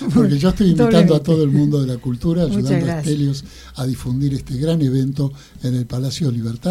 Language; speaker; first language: Spanish; native; Spanish